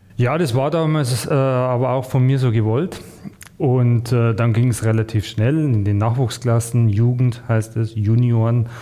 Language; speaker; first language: German; native; German